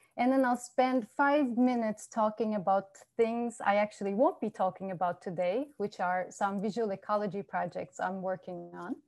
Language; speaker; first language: English; non-native, fluent; Turkish